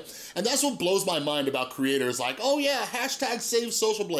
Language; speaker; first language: English; native; English